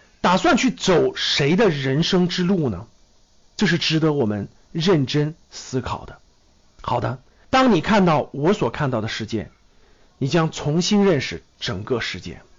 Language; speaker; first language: Chinese; native; Chinese